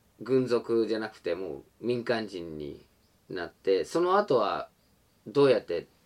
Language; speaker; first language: Japanese; non-native, fluent; English